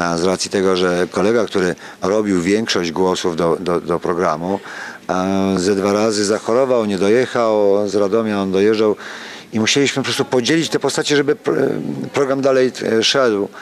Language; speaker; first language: Polish; native; Polish